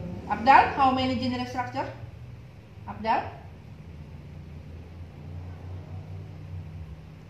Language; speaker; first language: English; non-native, learner; Indonesian